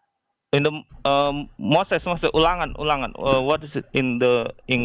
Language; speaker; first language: English; non-native, learner; Indonesian